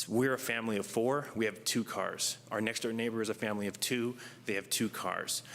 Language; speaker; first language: English; native; English